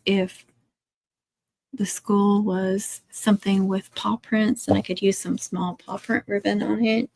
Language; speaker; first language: English; native; English